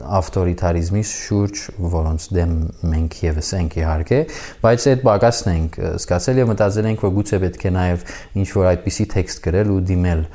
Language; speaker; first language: Armenian; native; Armenian